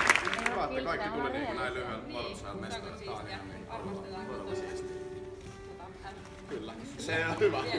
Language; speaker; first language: Finnish; native; Finnish